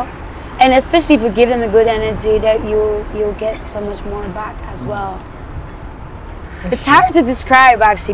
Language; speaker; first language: English; native; English